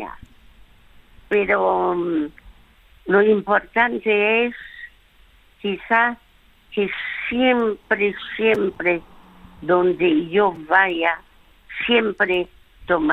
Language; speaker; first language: Spanish; early bilingual, other home language; French